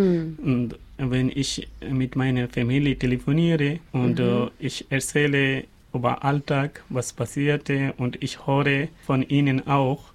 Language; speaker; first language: German; non-native, learner; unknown